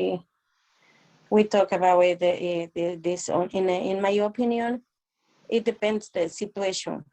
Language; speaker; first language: English; non-native, learner; Spanish